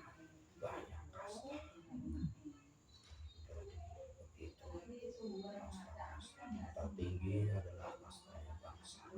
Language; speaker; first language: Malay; non-native, local second language; Javanese